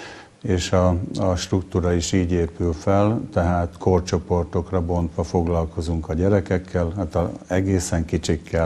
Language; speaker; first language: Hungarian; native; Hungarian